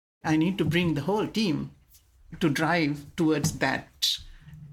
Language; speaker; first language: English; non-native, local second language; Sinhala